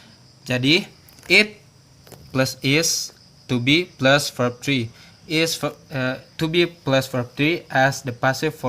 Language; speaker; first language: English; non-native, learner; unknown